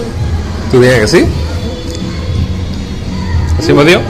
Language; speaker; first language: Spanish; native; Spanish